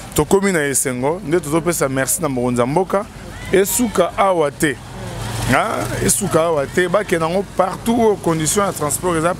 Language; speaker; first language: Lingala; native; Lingala